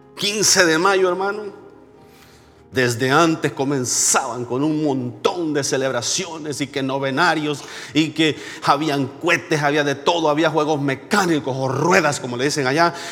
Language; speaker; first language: Spanish; native; Spanish